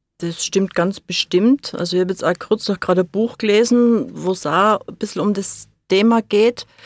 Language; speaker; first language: German; native; German